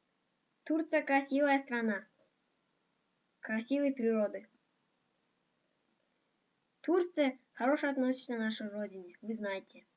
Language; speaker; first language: Russian; non-native, local second language; Kazakh